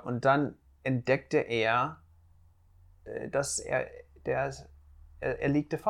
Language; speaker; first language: German; non-native, fluent; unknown